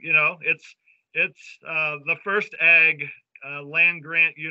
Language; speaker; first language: English; native; English